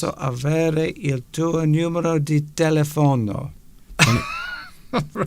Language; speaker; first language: Italian; non-native, learner; English